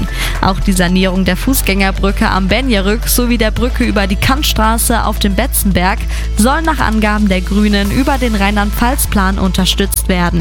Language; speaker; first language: German; native; German